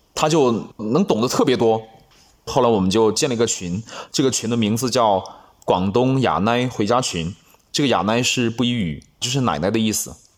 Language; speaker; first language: Chinese; non-native, local second language; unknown